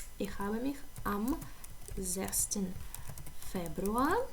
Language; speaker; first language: German; non-native, fluent; Ukrainian